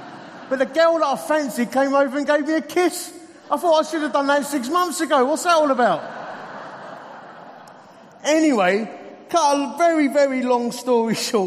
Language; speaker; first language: English; native; English